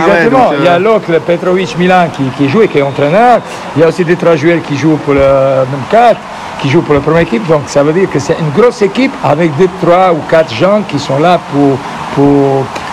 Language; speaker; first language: French; non-native, fluent; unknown